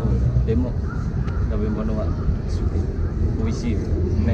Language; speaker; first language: Japanese; non-native, learner; Balinese